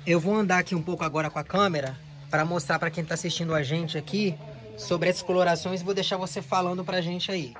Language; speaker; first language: Portuguese; native; Portuguese